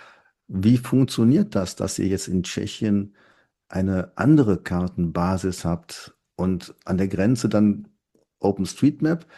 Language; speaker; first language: German; native; German